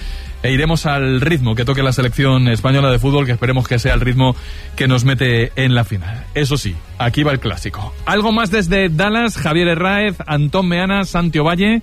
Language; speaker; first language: Spanish; native; Spanish